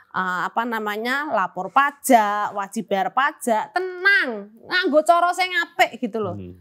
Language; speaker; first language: Indonesian; non-native, local second language; Javanese